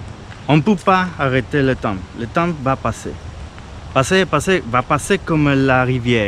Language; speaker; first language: French; non-native, fluent; Spanish